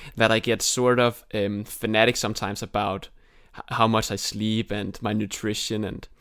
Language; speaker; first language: English; non-native, fluent; Danish